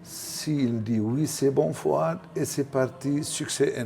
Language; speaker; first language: French; non-native, local second language; Arabic